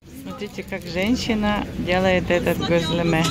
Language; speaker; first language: Russian; native; Russian